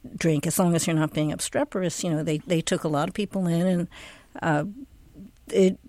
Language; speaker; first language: English; native; English